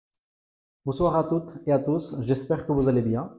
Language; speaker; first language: French; non-native, fluent; Bangla